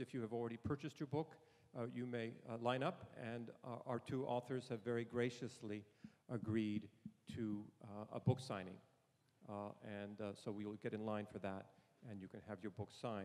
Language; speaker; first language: English; native; English